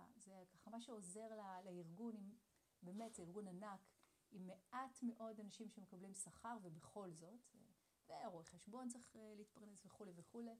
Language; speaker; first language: Hebrew; native; Hebrew